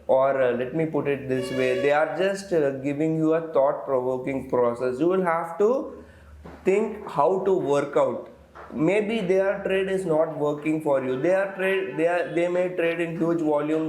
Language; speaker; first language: English; non-native, local second language; Tamil